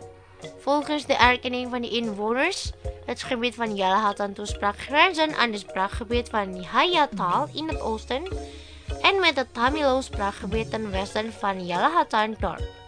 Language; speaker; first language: Dutch; non-native, learner; Indonesian